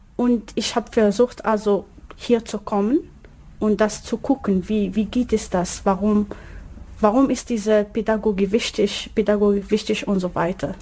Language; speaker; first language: German; non-native, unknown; Arabic